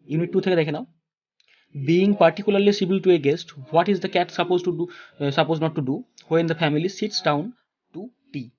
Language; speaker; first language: English; non-native, local second language; Bangla